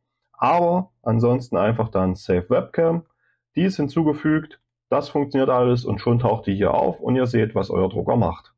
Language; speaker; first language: German; native; German